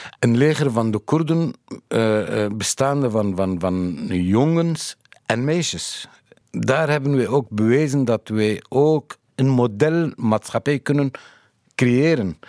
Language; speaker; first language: Dutch; non-native, fluent; Kurdish